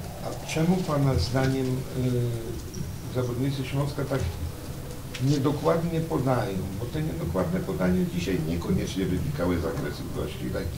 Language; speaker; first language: Polish; native; Polish